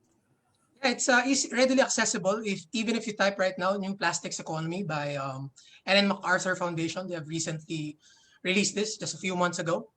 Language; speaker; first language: English; non-native, local second language; Filipino